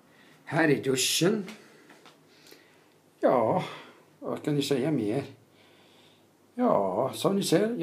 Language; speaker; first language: Swedish; non-native, fluent; Arabic